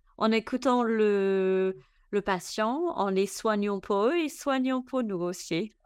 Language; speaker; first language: French; non-native, fluent; English